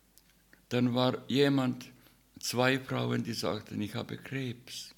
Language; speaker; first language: German; non-native, fluent; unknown